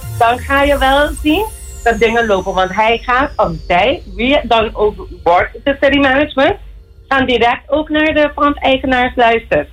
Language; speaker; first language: Dutch; non-native, local second language; Papiamento